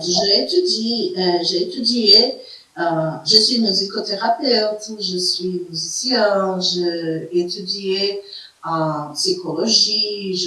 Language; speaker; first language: French; non-native, fluent; Portuguese